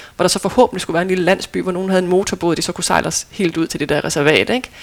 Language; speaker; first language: Danish; native; Danish